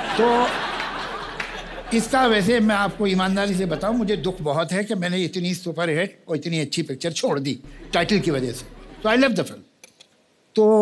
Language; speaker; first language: Hindi; native; Hindi